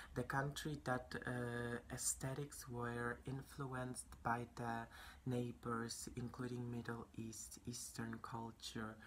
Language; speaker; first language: English; non-native, fluent; Polish